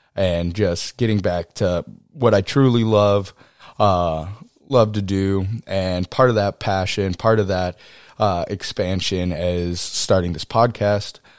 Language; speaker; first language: English; native; English